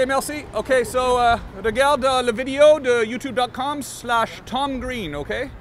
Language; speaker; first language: French; non-native, learner; English